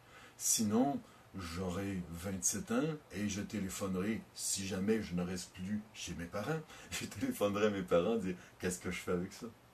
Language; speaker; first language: French; native; French